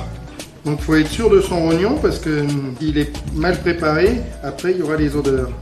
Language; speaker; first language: French; native; French